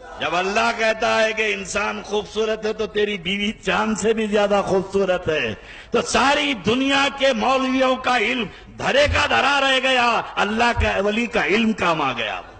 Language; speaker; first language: Urdu; native; Urdu